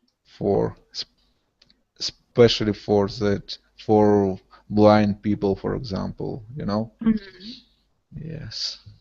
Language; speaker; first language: English; non-native, learner; Russian